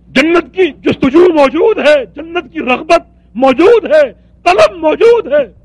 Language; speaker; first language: Urdu; native; Urdu